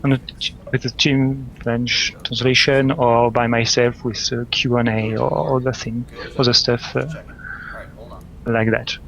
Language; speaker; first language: English; non-native, learner; French